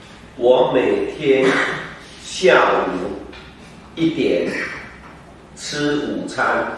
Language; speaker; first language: Chinese; non-native, learner; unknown